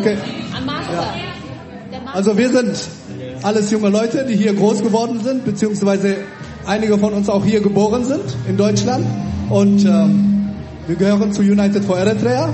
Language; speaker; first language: German; early bilingual, other home language; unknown